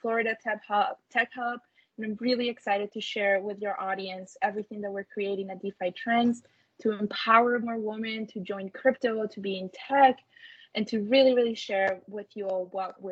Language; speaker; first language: English; non-native, fluent; Spanish